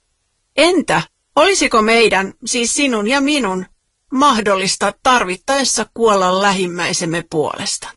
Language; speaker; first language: Finnish; native; Finnish